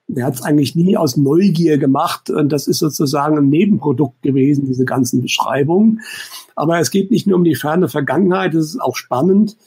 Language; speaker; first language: German; native; German